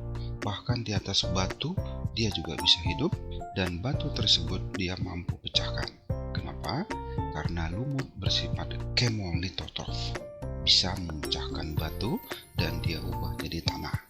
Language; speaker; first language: Indonesian; native; Indonesian